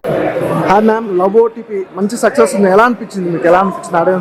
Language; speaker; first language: Telugu; native; Telugu